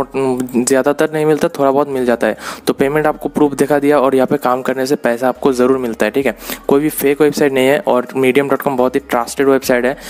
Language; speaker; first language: Hindi; non-native, local second language; Bangla